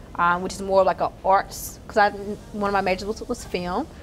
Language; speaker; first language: English; native; English